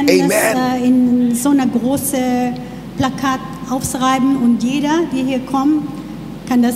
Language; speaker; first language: German; non-native, learner; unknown